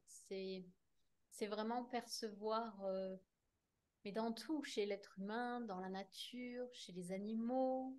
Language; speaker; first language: French; native; French